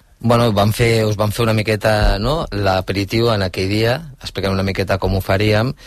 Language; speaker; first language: Catalan; native; Catalan